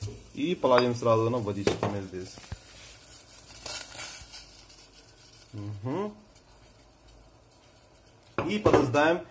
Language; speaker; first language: Russian; non-native, fluent; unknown